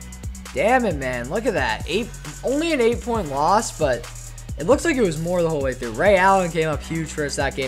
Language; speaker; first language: English; native; English